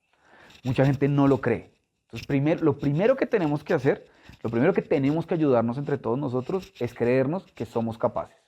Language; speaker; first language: Spanish; native; Spanish